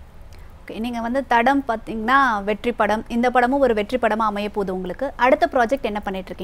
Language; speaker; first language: Tamil; native; Tamil